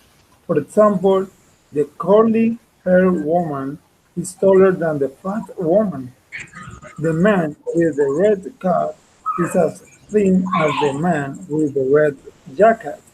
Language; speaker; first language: English; non-native, fluent; Spanish